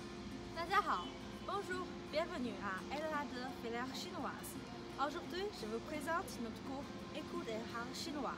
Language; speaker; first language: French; non-native, learner; Chinese